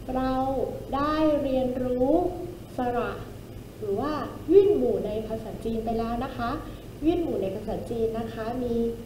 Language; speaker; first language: Thai; native; Thai